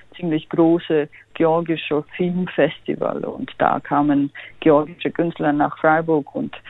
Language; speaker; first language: German; non-native, fluent; Georgian